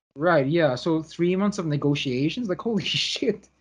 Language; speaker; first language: English; non-native, local second language; Filipino